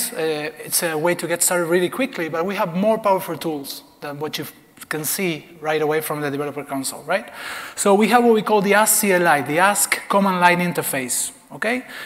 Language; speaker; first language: English; non-native, fluent; Spanish